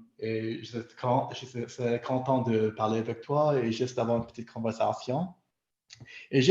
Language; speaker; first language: French; non-native, local second language; English